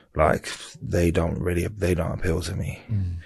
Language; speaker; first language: English; native; English